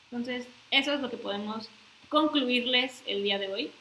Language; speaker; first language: Spanish; native; Spanish